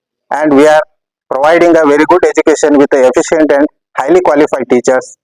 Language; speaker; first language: English; non-native, local second language; Kannada